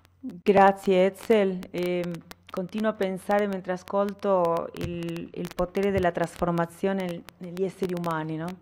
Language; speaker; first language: Italian; non-native, fluent; Spanish